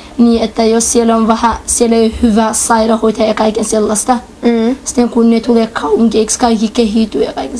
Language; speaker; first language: Finnish; non-native, learner; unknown